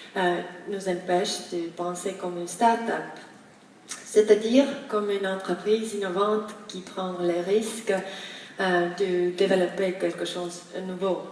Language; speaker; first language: French; non-native, fluent; Estonian